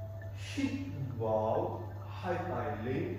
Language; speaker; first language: Vietnamese; non-native, learner; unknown